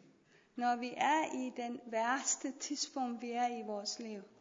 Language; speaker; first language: Danish; non-native, learner; Persian